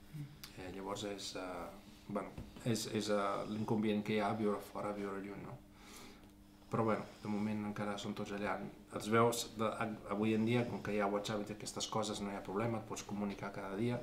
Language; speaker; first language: Catalan; non-native, fluent; Italian